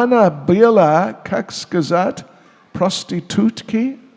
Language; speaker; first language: Russian; non-native, learner; English